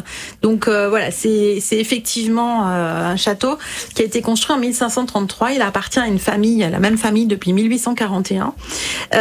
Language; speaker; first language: French; native; French